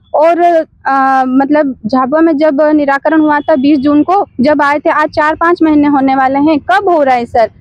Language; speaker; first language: Hindi; native; Hindi